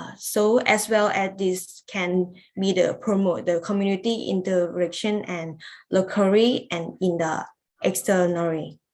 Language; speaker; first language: English; non-native, learner; Lao